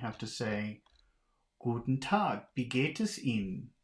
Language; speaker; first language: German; non-native, learner; English